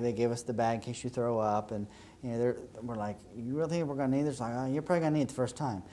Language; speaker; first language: English; native; English